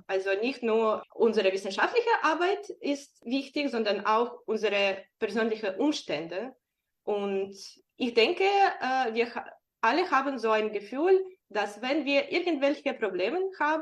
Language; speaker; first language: German; non-native, fluent; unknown